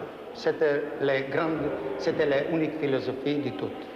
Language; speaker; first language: French; non-native, learner; Croatian